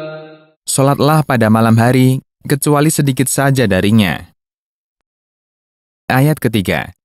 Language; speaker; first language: Indonesian; native; Indonesian